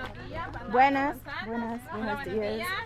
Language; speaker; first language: Spanish; non-native, learner; English